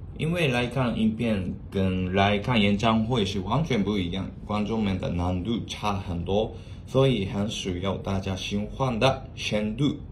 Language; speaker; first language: Chinese; non-native, fluent; Japanese